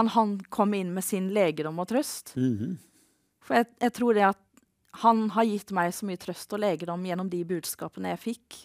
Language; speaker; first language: Norwegian; native; Norwegian